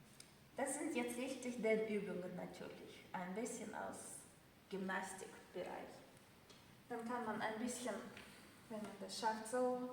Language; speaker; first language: German; non-native, fluent; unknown